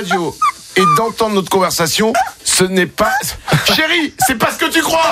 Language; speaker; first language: French; native; French